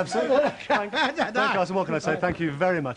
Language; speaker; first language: English; native; English